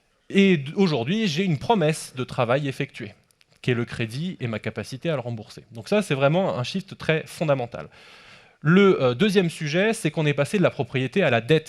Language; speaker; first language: French; native; French